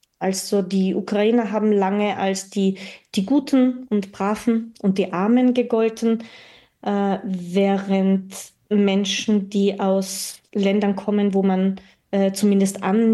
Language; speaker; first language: German; native; German